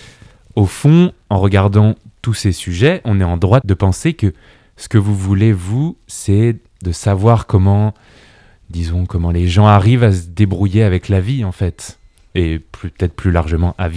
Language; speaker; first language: French; native; French